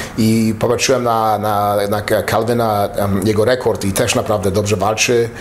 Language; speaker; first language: Polish; native; Polish